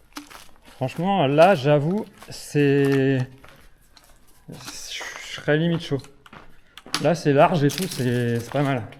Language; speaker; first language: French; native; French